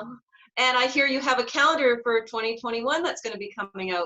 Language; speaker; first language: English; native; English